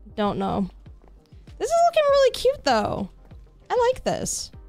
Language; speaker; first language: English; native; English